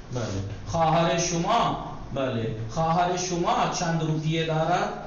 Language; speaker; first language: Persian; non-native, fluent; Urdu